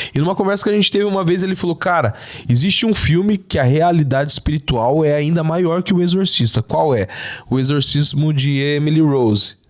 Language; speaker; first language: Portuguese; native; Portuguese